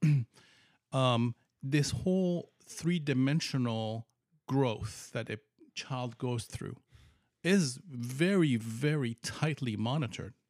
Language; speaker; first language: English; non-native, fluent; Persian